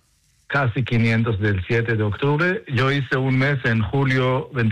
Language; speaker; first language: Spanish; non-native, fluent; Hebrew